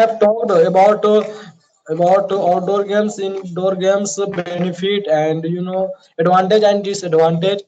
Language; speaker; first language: English; non-native, learner; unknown